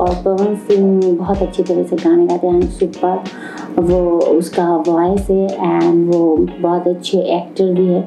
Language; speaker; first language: Hindi; non-native, fluent; Bangla